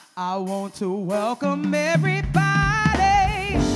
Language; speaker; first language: English; native; English